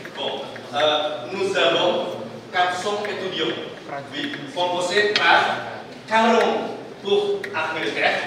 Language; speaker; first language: French; non-native, learner; Indonesian